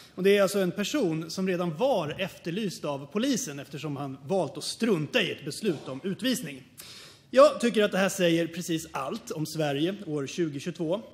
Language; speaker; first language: Swedish; native; Swedish